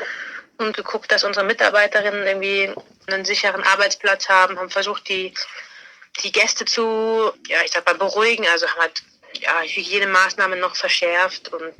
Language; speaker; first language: German; native; German